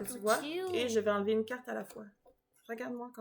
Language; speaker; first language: French; native; French